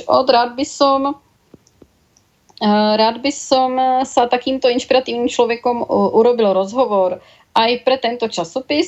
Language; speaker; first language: Czech; native; Czech